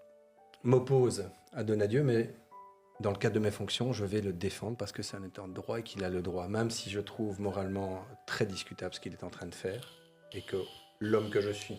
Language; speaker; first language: French; native; French